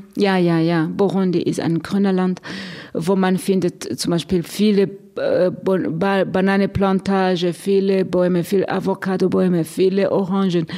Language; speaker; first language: German; non-native, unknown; Rundi